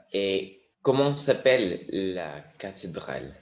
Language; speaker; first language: French; non-native, learner; Spanish